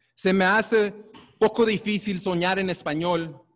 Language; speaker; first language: Spanish; early bilingual, heritage; Spanish